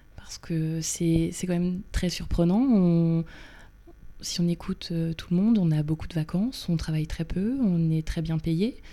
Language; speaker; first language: French; native; French